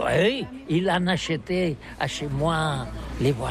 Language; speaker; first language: French; non-native, learner; Catalan